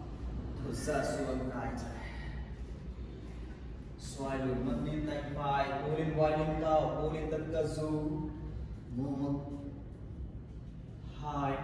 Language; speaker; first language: Vietnamese; non-native, learner; Hindi